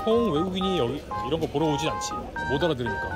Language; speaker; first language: Korean; native; Korean